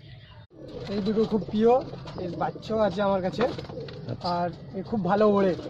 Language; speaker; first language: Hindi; non-native, local second language; Bangla